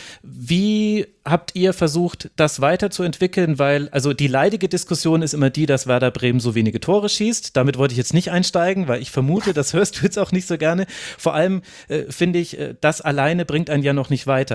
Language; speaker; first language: German; native; German